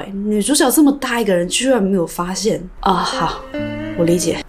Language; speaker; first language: Chinese; native; Chinese